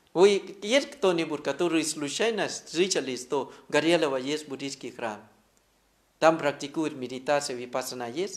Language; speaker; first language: Russian; non-native, fluent; Thai